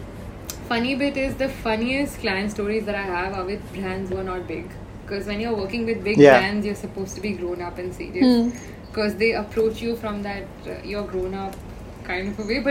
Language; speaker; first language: English; non-native, local second language; Hindi